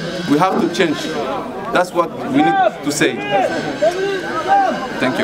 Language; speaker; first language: English; non-native, learner; Arabic